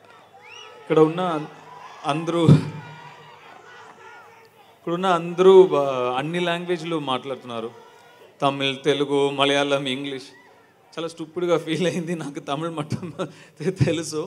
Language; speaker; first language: Telugu; non-native, learner; Tamil